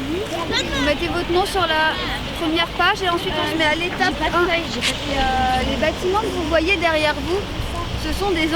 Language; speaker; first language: French; native; French